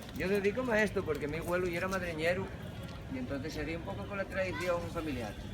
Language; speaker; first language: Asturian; native; Asturian